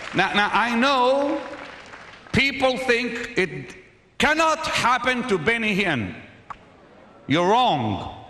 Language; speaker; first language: English; non-native, fluent; Arabic